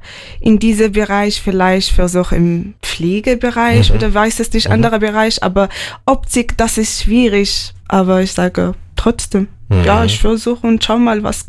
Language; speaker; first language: German; non-native, learner; Arabic